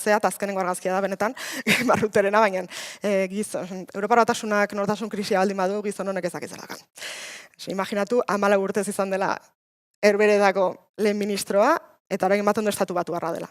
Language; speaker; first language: Basque; native; Basque